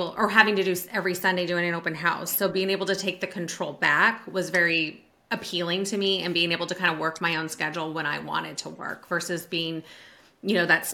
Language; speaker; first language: English; native; English